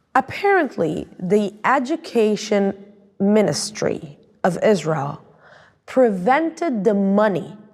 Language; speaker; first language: English; non-native, fluent; Arabic